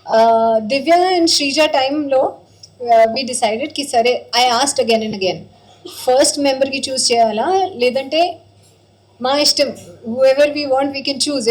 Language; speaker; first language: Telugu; non-native, learner; Hindi